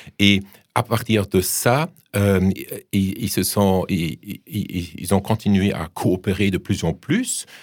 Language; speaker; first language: French; non-native, fluent; German